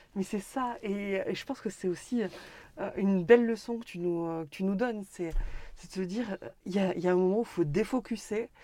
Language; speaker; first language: French; native; French